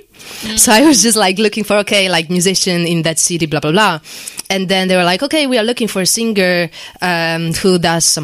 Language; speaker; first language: English; non-native, fluent; Polish